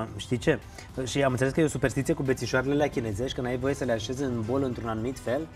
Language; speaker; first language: Romanian; native; Romanian